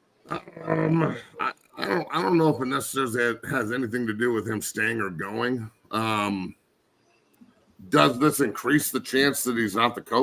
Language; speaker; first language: English; native; English